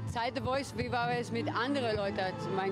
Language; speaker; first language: German; non-native, learner; English